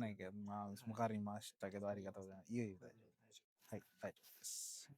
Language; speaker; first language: Japanese; non-native, learner; Hindi